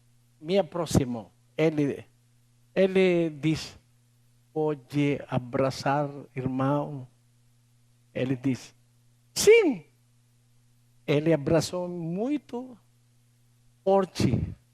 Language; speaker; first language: Portuguese; non-native, learner; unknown